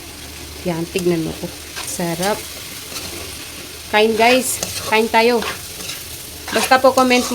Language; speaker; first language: Filipino; non-native, learner; Punjabi